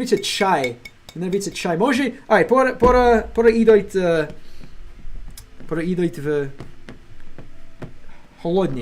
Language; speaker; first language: Russian; non-native, learner; English